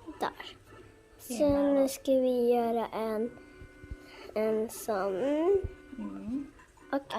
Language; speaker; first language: Swedish; early bilingual, other home language; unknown